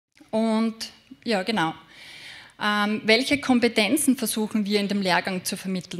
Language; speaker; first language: German; native; German